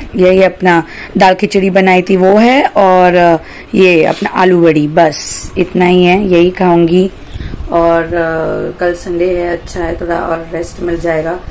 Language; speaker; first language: Hindi; native; Hindi